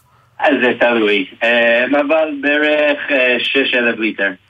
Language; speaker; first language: Hebrew; non-native, fluent; English